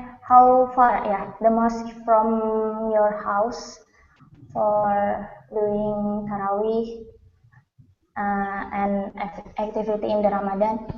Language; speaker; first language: English; non-native, learner; Indonesian